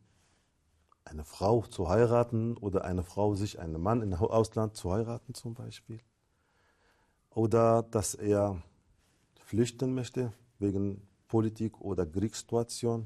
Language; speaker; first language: German; non-native, fluent; Arabic